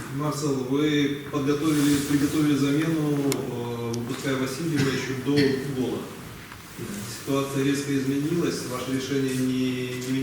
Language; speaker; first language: Russian; native; Russian